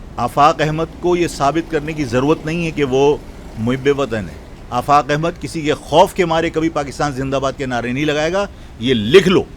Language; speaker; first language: Urdu; native; Urdu